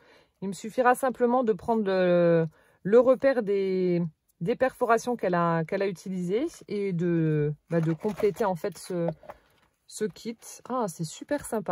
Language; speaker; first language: French; native; French